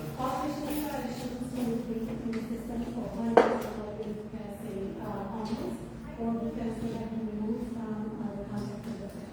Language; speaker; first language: English; non-native, fluent; Portuguese